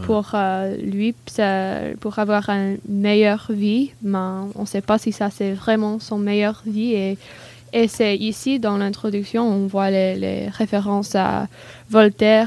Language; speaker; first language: French; non-native, learner; English